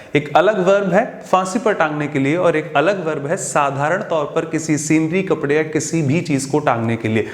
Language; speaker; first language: Hindi; native; Hindi